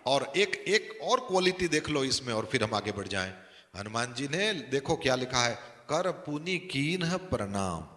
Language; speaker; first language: Hindi; non-native, local second language; Gujarati